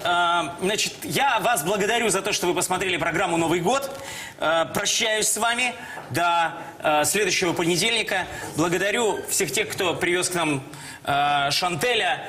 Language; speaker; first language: Russian; native; Russian